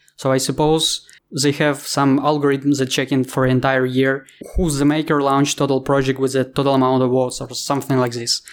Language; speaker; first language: English; non-native, fluent; Ukrainian